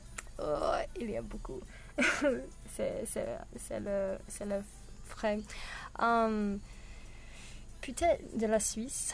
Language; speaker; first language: French; non-native, learner; English